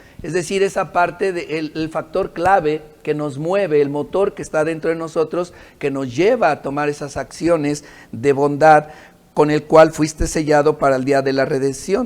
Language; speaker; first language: Spanish; native; Spanish